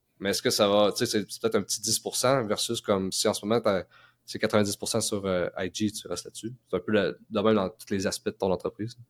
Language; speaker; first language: French; native; French